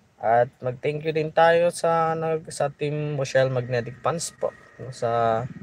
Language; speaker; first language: Filipino; native; Filipino